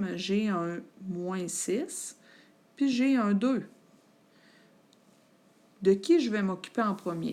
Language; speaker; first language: French; native; French